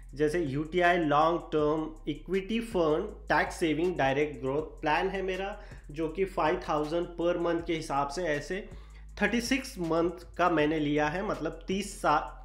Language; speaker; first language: Hindi; native; Hindi